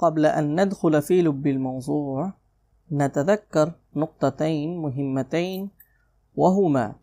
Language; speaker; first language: Arabic; non-native, fluent; Urdu